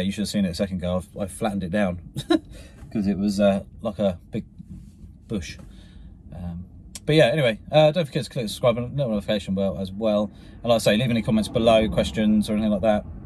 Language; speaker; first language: English; native; English